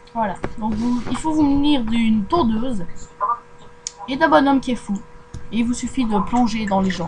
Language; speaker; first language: French; native; French